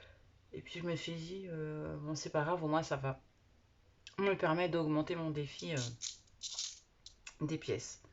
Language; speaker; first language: French; native; French